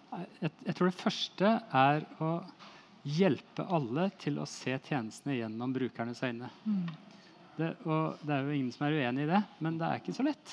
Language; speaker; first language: Norwegian; native; Norwegian